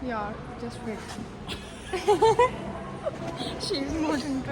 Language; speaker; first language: English; non-native, learner; Hindi